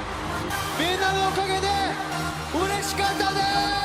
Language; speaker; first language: Japanese; non-native, learner; Korean